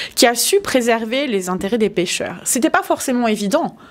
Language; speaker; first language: French; native; French